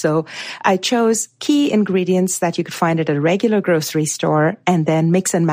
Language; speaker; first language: English; non-native, local second language; Gujarati